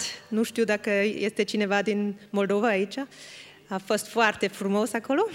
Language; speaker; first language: Romanian; non-native, fluent; English